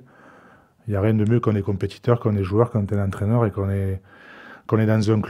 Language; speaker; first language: French; native; French